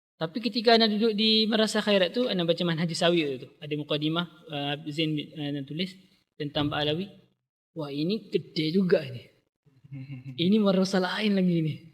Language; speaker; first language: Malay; native; Malay